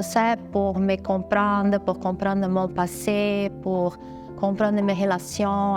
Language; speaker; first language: French; non-native, learner; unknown